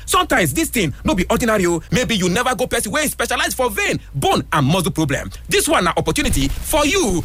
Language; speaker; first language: Nigerian Pidgin; native; Nigerian Pidgin